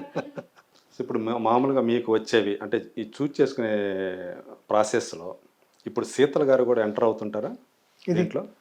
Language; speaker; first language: Telugu; native; Telugu